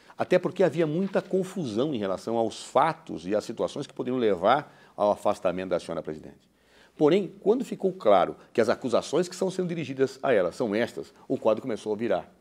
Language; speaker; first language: Portuguese; native; Portuguese